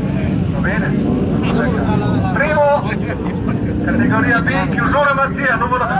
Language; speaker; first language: Italian; native; Italian